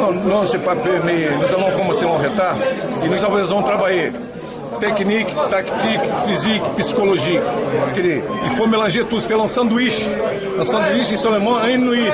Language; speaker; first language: French; non-native, learner; Portuguese